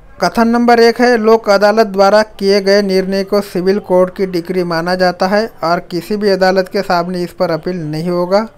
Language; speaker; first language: Hindi; non-native, local second language; Marathi